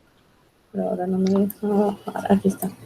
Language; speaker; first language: Spanish; native; Spanish